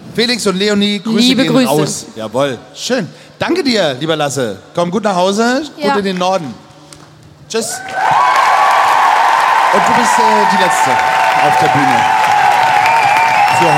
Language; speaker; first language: German; native; German